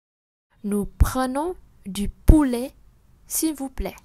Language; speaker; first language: French; non-native, fluent; Vietnamese